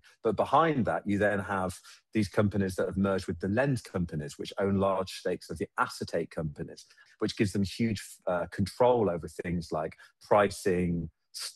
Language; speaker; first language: English; native; English